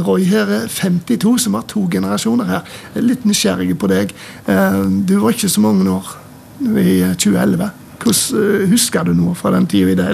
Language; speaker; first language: Norwegian; native; Norwegian